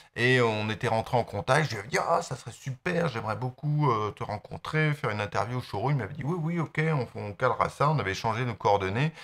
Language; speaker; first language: French; native; French